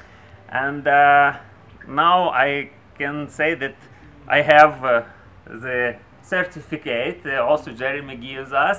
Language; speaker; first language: English; non-native, learner; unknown